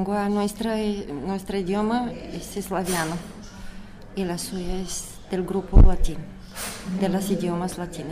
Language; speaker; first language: Spanish; non-native, learner; Bulgarian